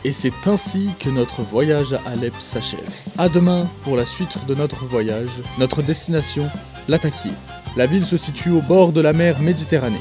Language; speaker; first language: French; native; French